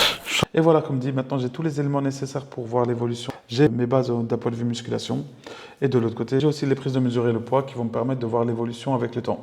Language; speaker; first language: French; native; French